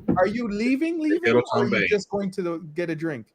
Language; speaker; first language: English; native; English